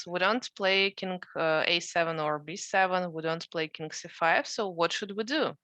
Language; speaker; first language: English; non-native, fluent; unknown